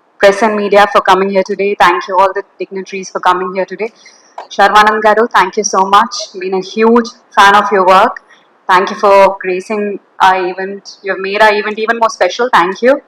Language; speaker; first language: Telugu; non-native, learner; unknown